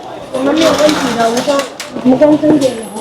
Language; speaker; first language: Chinese; native; Chinese